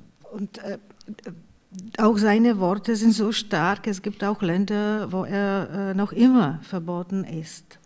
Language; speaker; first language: German; non-native, fluent; Czech